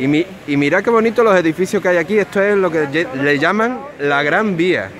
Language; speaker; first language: Spanish; native; Spanish